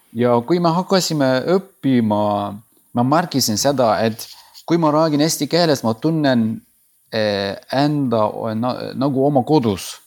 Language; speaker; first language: Estonian; non-native, learner; Turkish